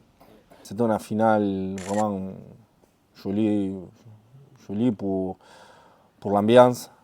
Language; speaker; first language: French; non-native, fluent; Spanish